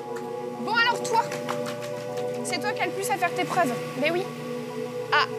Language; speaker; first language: French; native; French